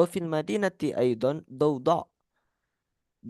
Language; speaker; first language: Arabic; non-native, fluent; Indonesian